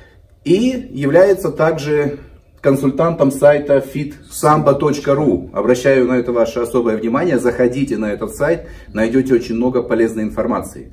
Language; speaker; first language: Russian; native; Russian